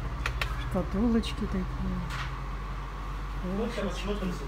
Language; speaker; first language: Russian; native; Russian